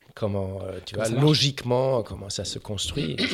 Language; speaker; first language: French; non-native, fluent; German